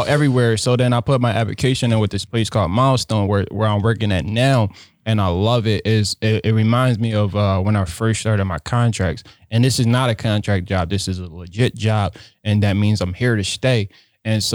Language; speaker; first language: English; native; English